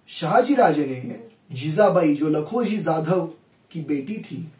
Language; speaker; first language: Hindi; non-native, local second language; Marathi